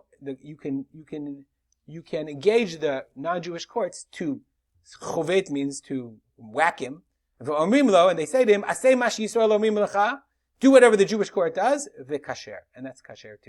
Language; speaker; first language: English; native; English